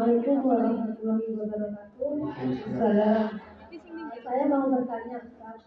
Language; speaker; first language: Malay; non-native, local second language; Javanese